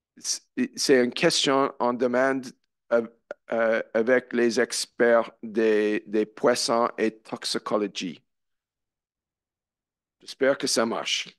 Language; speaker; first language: French; non-native, learner; English